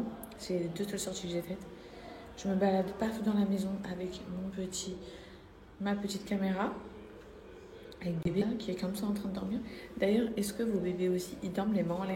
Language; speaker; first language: French; native; French